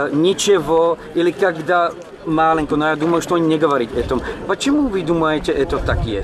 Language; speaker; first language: Russian; non-native, learner; Czech